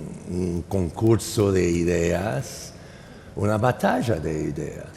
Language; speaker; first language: Spanish; non-native, fluent; English